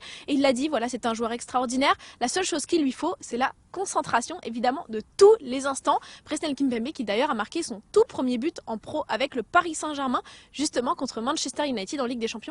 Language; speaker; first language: French; native; French